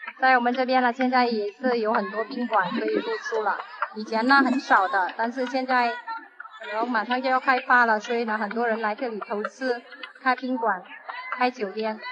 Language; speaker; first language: Chinese; non-native, fluent; Vietnamese